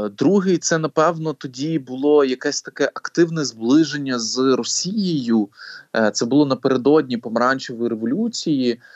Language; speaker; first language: Ukrainian; non-native, local second language; Russian